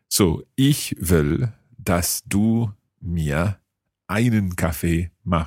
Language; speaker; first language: German; non-native, learner; English